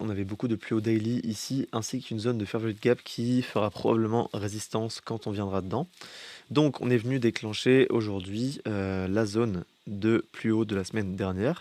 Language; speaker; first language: French; native; French